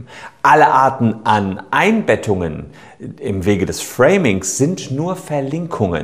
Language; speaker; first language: German; native; German